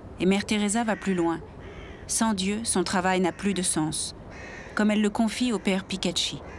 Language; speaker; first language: French; native; French